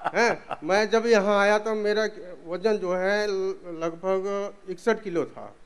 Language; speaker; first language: Hindi; native; Hindi